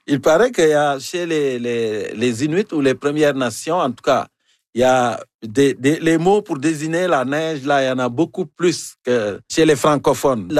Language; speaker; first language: French; native; French